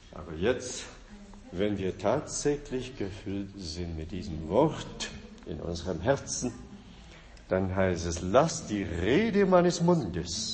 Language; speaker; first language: German; non-native, fluent; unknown